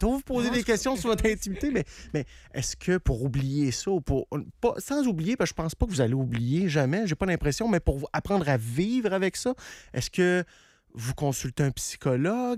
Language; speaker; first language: French; native; French